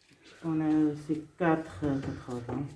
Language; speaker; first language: French; non-native, local second language; Arabic